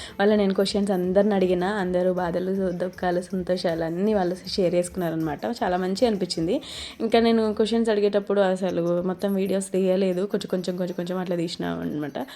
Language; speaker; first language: Telugu; native; Telugu